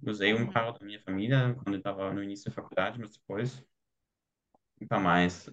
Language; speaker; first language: Portuguese; non-native, fluent; German